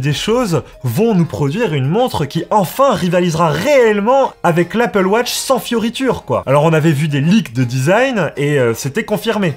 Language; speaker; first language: French; native; French